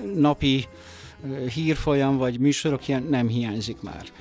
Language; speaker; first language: Hungarian; early bilingual, other home language; Italian